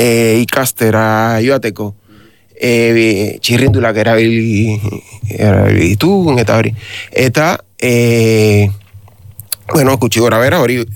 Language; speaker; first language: Basque; non-native, learner; Spanish